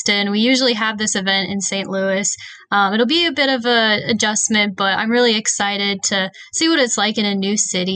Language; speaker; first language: English; native; English